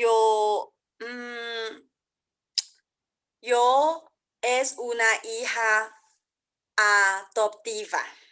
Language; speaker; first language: Spanish; non-native, learner; English